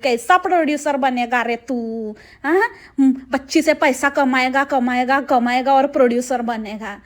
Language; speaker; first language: Hindi; non-native, local second language; Marathi